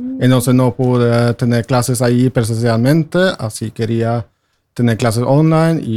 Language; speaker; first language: Spanish; non-native, fluent; Norwegian